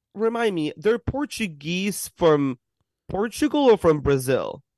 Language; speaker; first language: English; early bilingual, other home language; Spanish